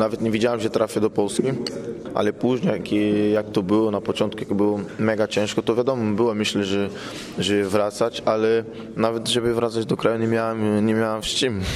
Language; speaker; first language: Polish; non-native, fluent; Portuguese